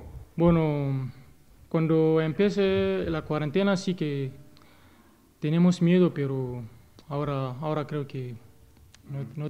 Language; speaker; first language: Spanish; non-native, learner; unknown